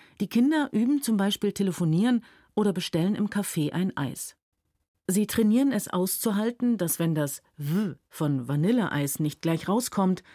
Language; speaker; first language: German; native; German